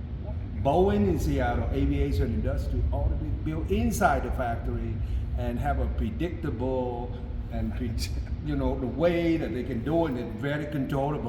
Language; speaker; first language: English; non-native, fluent; Vietnamese